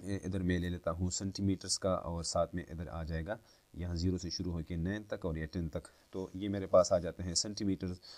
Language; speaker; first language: Hindi; native; Hindi